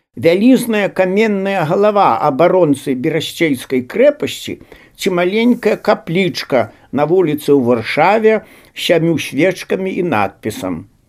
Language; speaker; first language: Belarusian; native; Belarusian